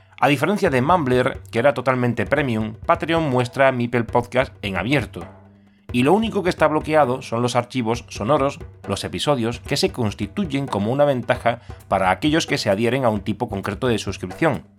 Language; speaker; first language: Spanish; native; Spanish